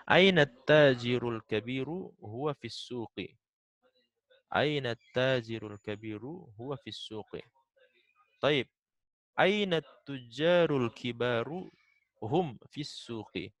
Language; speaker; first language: Arabic; non-native, fluent; Indonesian